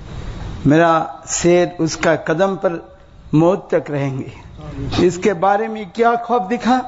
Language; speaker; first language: Hindi; non-native, learner; Bangla